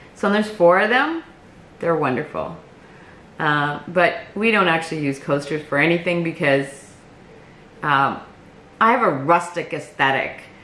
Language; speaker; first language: English; native; English